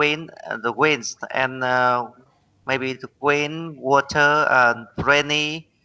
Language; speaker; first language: English; non-native, learner; Vietnamese